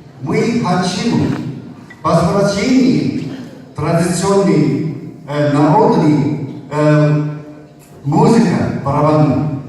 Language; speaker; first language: Russian; non-native, learner; Japanese